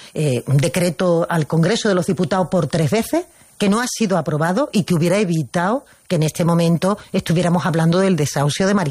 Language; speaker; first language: Spanish; native; Spanish